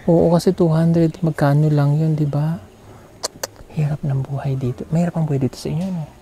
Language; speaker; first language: Filipino; non-native, local second language; Cebuano